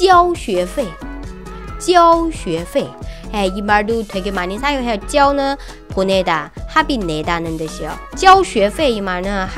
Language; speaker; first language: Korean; non-native, fluent; Chinese